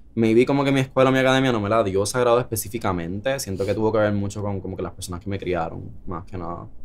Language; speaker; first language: Spanish; native; Spanish